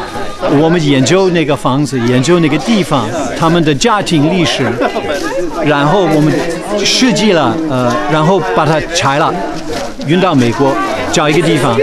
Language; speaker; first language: Chinese; non-native, fluent; English